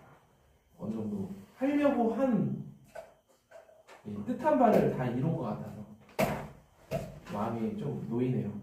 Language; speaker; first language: Korean; native; Korean